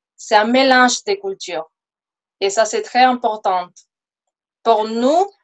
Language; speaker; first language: French; non-native, fluent; Spanish